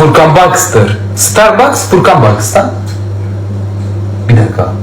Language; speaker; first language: Turkish; native; Turkish